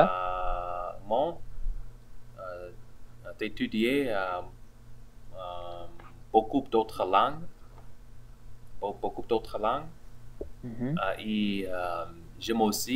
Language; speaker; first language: French; non-native, learner; English